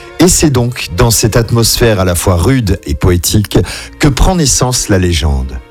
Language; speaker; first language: French; native; French